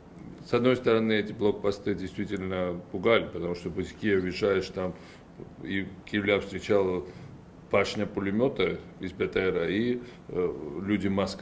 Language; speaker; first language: Russian; non-native, local second language; Georgian